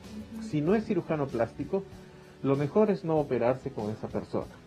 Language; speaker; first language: Spanish; native; Spanish